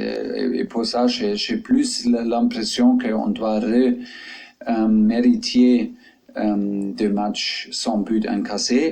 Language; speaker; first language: French; non-native, fluent; German